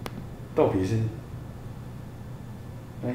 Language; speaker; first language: Chinese; native; Chinese